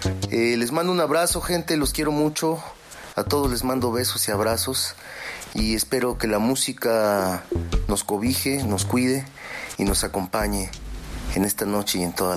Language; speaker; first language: Spanish; native; Spanish